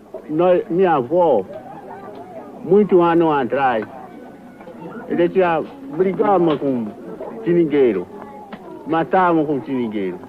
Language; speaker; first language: Portuguese; non-native, local second language; Kayapó